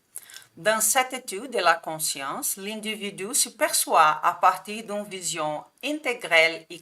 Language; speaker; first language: French; non-native, fluent; Portuguese